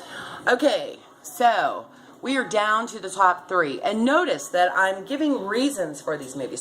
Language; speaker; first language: English; native; English